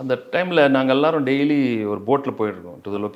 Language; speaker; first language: Tamil; non-native, local second language; Telugu